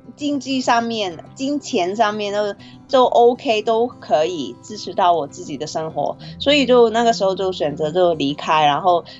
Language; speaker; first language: Chinese; non-native, fluent; Cantonese